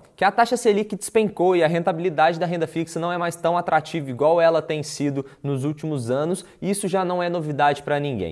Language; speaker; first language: Portuguese; native; Portuguese